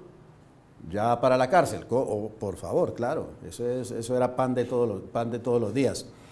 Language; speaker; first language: Spanish; native; Spanish